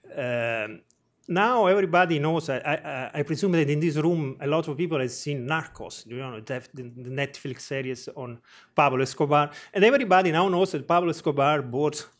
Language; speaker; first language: English; non-native, fluent; Italian